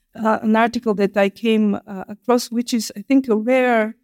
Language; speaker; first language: English; non-native, fluent; Bulgarian